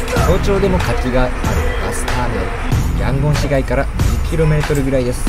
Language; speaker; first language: Japanese; native; Japanese